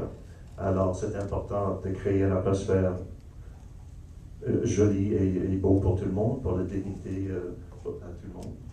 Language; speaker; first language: French; non-native, local second language; English